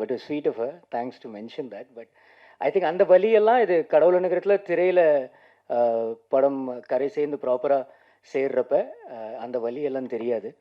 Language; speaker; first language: Tamil; native; Tamil